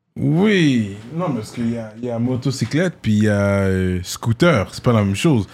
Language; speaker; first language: French; native; French